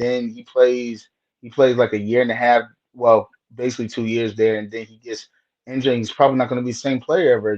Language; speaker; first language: English; native; English